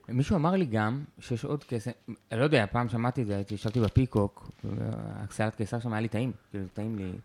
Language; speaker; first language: Hebrew; native; Hebrew